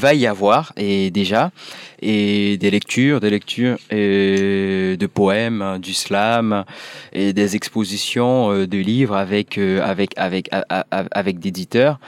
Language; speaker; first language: French; non-native, local second language; Haitian Creole